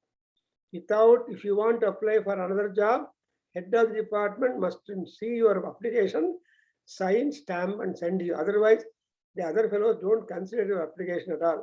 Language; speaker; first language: English; non-native, local second language; Telugu